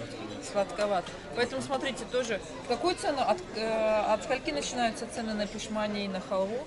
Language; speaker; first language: Russian; native; Russian